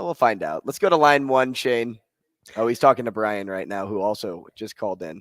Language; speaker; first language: English; native; English